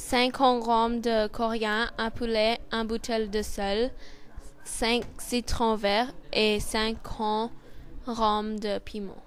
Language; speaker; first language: French; non-native, learner; Thai